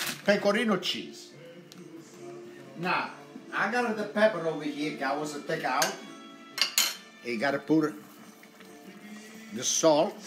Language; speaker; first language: English; non-native, local second language; Italian